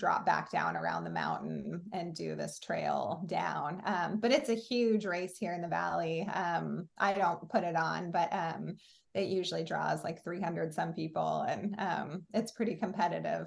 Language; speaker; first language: English; native; English